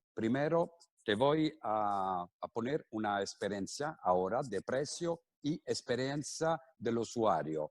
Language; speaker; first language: Spanish; non-native, fluent; Italian